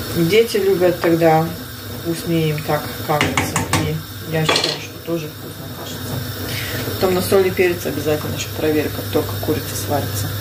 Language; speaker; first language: Russian; native; Russian